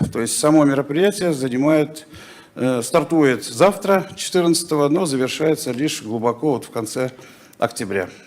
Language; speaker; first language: Russian; native; Russian